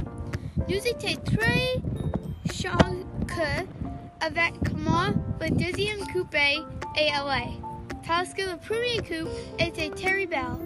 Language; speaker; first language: French; non-native, learner; English